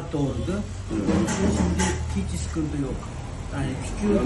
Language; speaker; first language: Turkish; non-native, fluent; Japanese